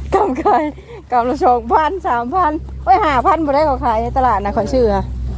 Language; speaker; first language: Thai; native; Thai